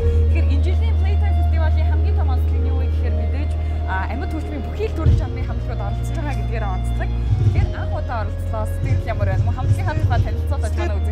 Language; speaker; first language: Mongolian; native; Mongolian